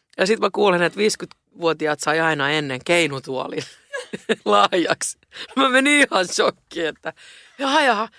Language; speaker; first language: Finnish; non-native, local second language; Swedish